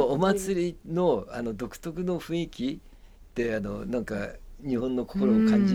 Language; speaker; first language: Japanese; native; Japanese